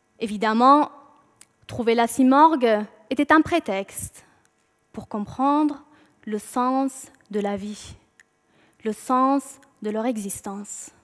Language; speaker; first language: French; non-native, fluent; Persian